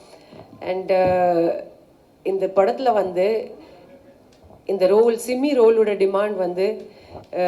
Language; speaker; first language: Tamil; non-native, fluent; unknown